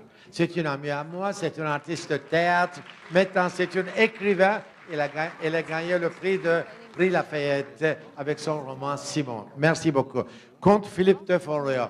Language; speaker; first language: French; non-native, fluent; Turkish